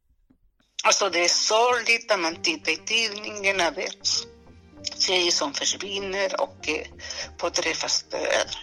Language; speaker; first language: Swedish; non-native, fluent; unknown